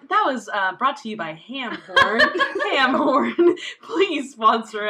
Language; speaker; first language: English; native; English